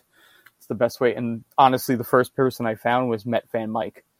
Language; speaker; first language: English; native; English